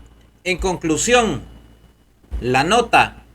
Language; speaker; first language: Spanish; native; Spanish